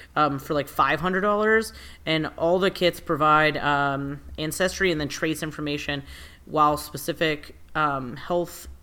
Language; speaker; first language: English; native; English